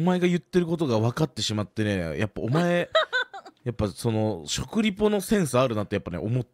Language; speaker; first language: Japanese; native; Japanese